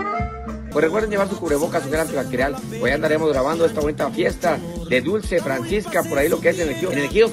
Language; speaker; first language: Spanish; native; Spanish